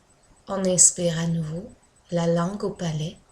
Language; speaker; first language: French; native; French